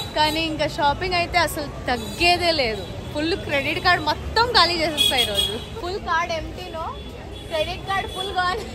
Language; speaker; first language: Telugu; non-native, local second language; Hindi